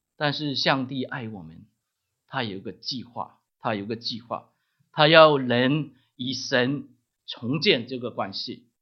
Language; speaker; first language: Chinese; non-native, local second language; Cantonese